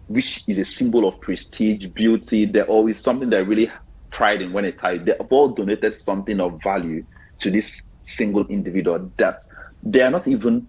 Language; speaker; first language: English; non-native, local second language; Igbo